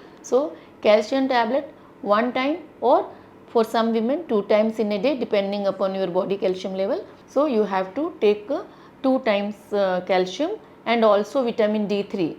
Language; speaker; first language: English; non-native, local second language; Telugu